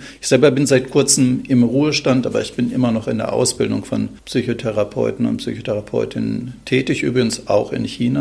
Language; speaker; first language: German; native; German